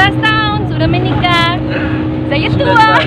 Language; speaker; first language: Indonesian; non-native, learner; English